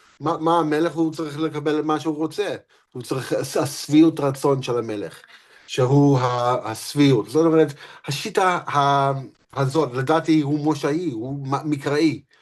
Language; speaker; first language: Hebrew; non-native, fluent; English